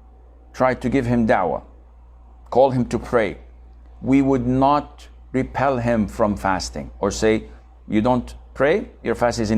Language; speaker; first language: English; non-native, fluent; Arabic